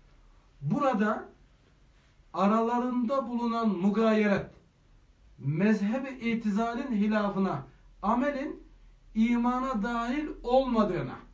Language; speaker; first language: Turkish; native; Turkish